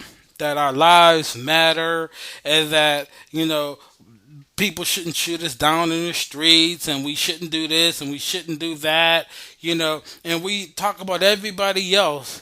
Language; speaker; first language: English; native; English